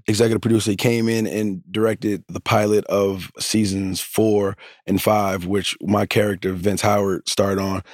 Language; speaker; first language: English; native; English